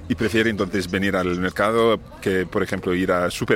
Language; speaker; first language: Spanish; non-native, fluent; English